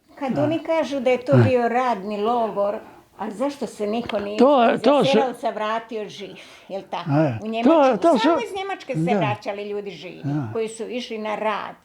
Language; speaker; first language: Bosnian; native; Bosnian